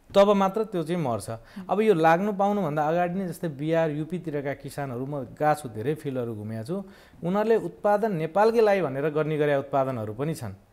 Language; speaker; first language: Nepali; native; Nepali